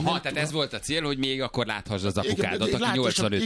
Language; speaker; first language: Hungarian; native; Hungarian